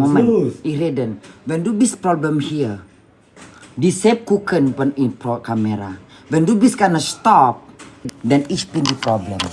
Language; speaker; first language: German; non-native, learner; Indonesian